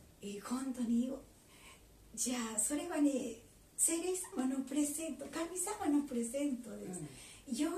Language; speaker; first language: Japanese; non-native, learner; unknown